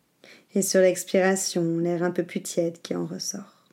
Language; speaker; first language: French; native; French